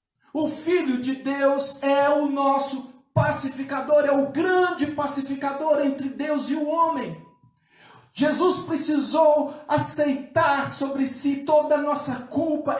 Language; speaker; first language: Portuguese; native; Portuguese